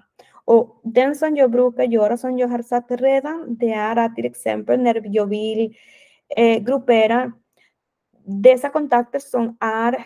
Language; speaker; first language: Swedish; non-native, fluent; Spanish